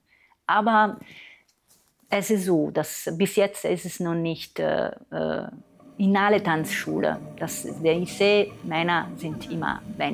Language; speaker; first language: German; non-native, fluent; Italian